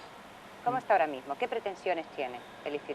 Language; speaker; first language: Spanish; native; Spanish